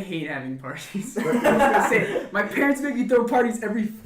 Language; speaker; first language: English; native; English